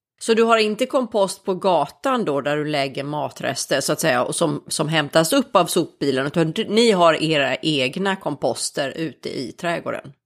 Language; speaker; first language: Swedish; native; Swedish